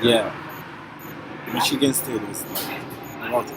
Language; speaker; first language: English; non-native, fluent; Arabic